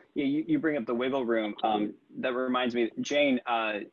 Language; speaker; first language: English; native; English